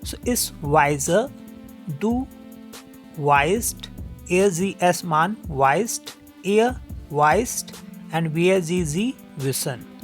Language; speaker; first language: German; non-native, learner; Hindi